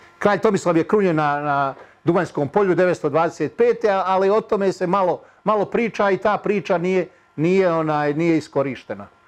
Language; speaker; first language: Bosnian; native; Bosnian